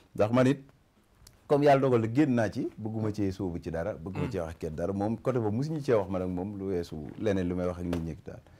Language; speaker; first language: Wolof; native; Wolof